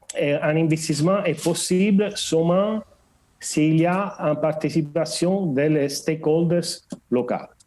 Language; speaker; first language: French; non-native, learner; Portuguese